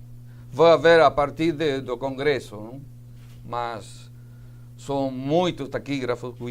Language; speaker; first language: Portuguese; non-native, learner; Spanish